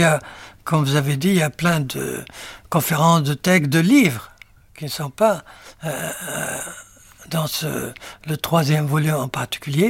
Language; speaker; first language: French; non-native, local second language; Arabic